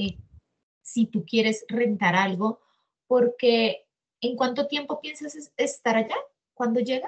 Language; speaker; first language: Spanish; native; Spanish